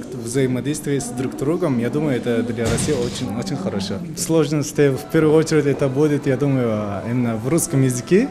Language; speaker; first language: Russian; non-native, fluent; Uzbek